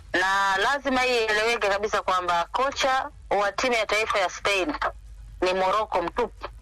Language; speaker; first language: Swahili; non-native, local second language; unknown